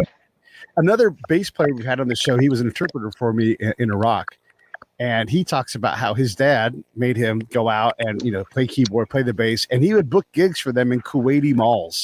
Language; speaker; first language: English; native; English